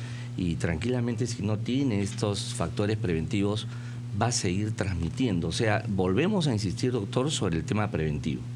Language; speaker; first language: Spanish; native; Spanish